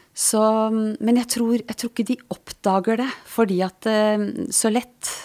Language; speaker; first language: Norwegian; native; Norwegian